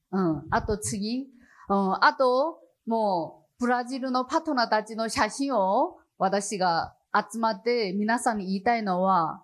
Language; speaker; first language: Japanese; non-native, learner; Chinese